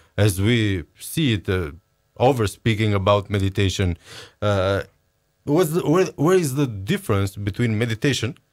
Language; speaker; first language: English; non-native, fluent; Albanian